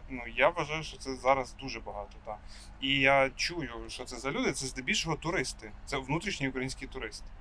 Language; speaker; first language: Ukrainian; non-native, local second language; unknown